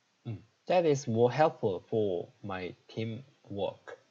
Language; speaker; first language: English; non-native, learner; Korean